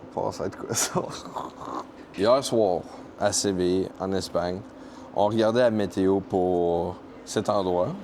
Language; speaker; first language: French; native; French